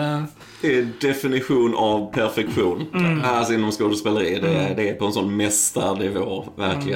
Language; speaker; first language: Swedish; native; Swedish